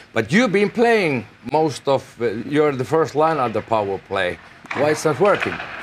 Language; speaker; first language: English; non-native, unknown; Finnish